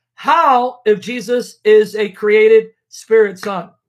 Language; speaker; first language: English; native; English